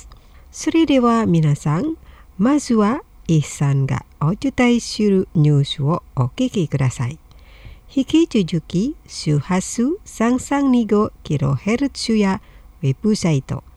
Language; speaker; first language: Japanese; non-native, fluent; Indonesian